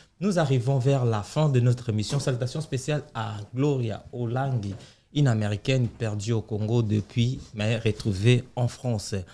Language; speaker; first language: French; non-native, local second language; Lingala